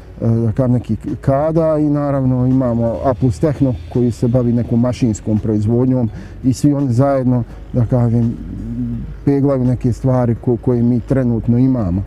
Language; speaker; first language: Bosnian; native; Bosnian